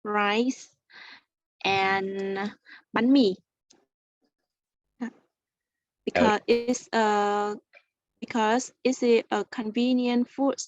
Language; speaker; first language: English; non-native, learner; Vietnamese